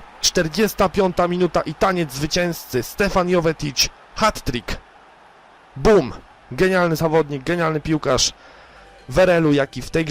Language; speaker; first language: Polish; native; Polish